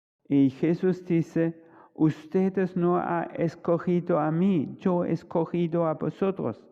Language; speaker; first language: Spanish; non-native, fluent; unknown